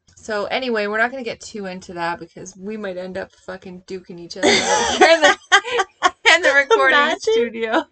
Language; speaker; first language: English; native; English